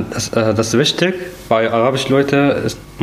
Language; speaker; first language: German; non-native, learner; Arabic